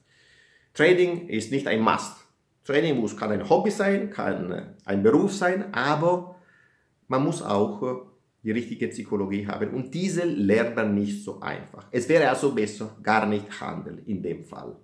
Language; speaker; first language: German; non-native, fluent; Italian